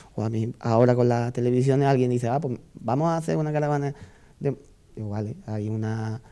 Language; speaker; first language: Spanish; native; Spanish